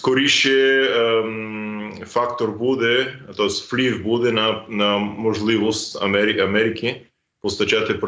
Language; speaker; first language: Ukrainian; non-native, fluent; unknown